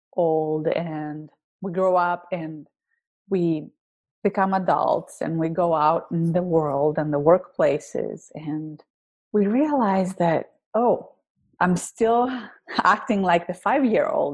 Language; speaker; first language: English; non-native, fluent; Greek